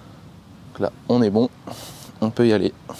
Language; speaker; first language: French; native; French